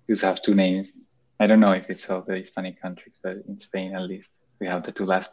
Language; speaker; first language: English; non-native, fluent; Spanish